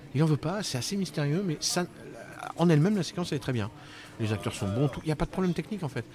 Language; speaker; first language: French; native; French